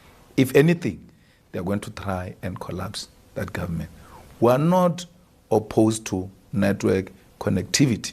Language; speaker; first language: English; non-native, local second language; Northern Sotho